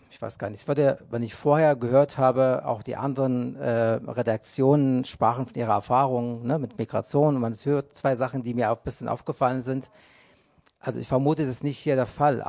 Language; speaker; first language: German; non-native, fluent; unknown